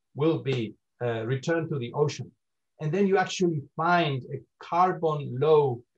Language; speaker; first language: English; non-native, fluent; Spanish